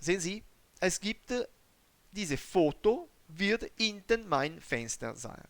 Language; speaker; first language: German; non-native, learner; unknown